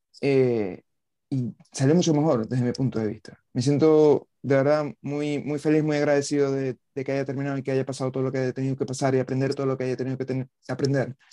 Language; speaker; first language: Spanish; native; Spanish